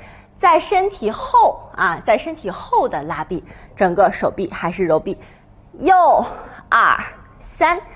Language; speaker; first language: Chinese; native; Chinese